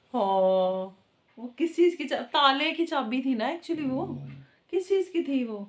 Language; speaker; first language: Hindi; non-native, local second language; Punjabi